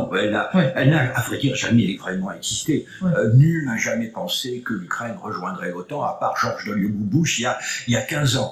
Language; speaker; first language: French; native; French